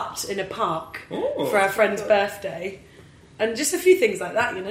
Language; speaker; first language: English; native; English